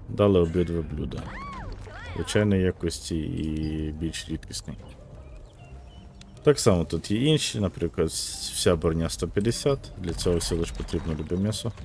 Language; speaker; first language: Ukrainian; native; Ukrainian